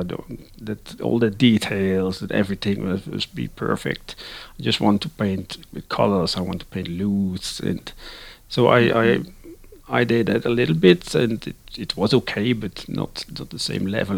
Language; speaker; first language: English; non-native, learner; Dutch